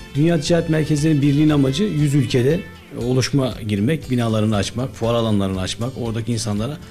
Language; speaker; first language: Turkish; native; Turkish